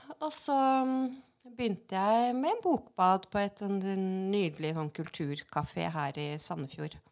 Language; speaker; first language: Norwegian; native; Norwegian